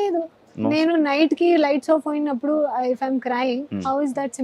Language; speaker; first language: Telugu; non-native, learner; Hindi